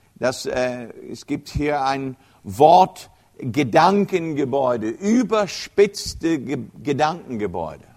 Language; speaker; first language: German; non-native, fluent; English